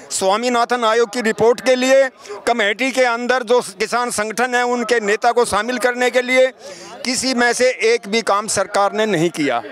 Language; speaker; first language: Hindi; native; Hindi